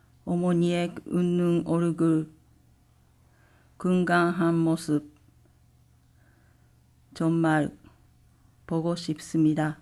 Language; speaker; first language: Korean; non-native, learner; Japanese